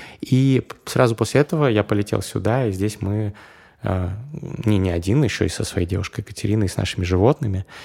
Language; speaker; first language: Russian; native; Russian